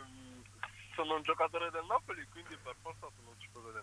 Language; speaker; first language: Italian; non-native, fluent; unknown